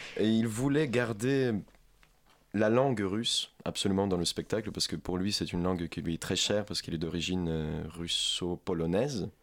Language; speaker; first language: French; non-native, fluent; Ukrainian